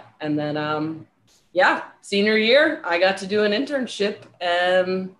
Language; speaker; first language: English; native; English